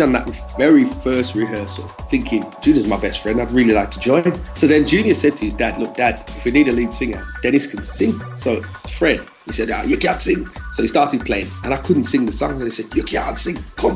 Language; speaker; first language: English; native; English